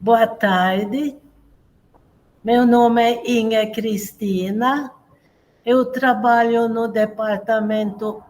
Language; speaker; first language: Portuguese; non-native, fluent; Swedish